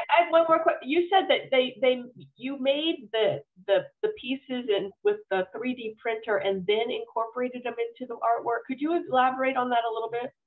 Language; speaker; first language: English; native; English